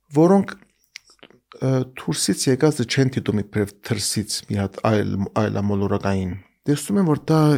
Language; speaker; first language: Armenian; early bilingual, heritage; Armenian